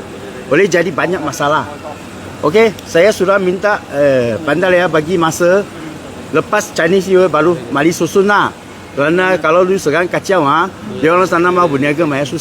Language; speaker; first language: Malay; non-native, local second language; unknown